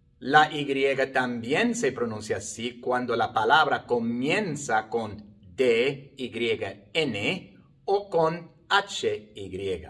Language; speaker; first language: Spanish; non-native, fluent; English